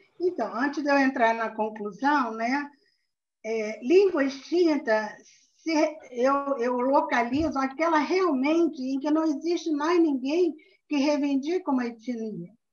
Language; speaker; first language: Portuguese; native; Portuguese